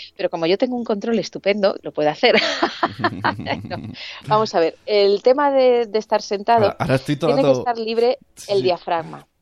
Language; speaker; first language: Spanish; native; Spanish